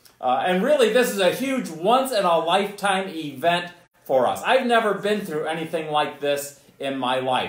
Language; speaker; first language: English; native; English